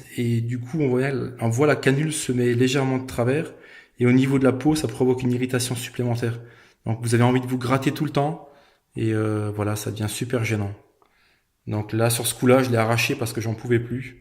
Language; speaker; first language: French; native; French